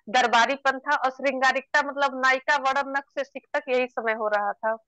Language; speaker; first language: Hindi; native; Hindi